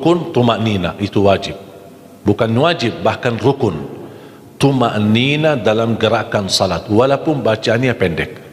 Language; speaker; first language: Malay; non-native, fluent; Arabic